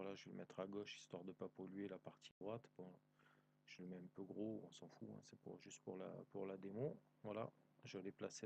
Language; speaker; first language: French; native; French